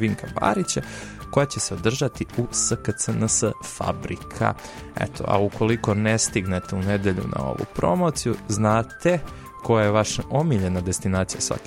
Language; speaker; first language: Serbian; native; Serbian